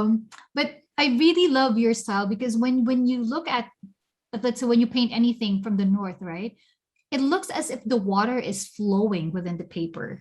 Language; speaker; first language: English; non-native, learner; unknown